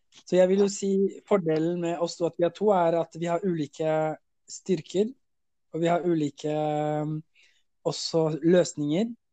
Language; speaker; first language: Norwegian; early bilingual, other home language; Somali